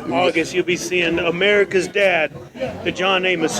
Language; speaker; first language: English; native; English